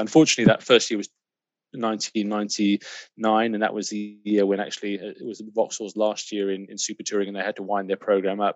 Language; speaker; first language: English; native; English